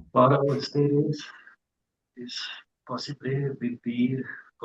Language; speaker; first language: Spanish; non-native, learner; English